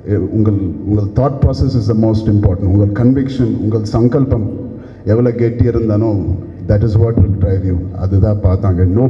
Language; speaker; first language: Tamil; non-native, learner; Telugu